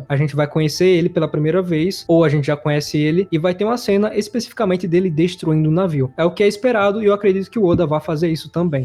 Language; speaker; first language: Portuguese; native; Portuguese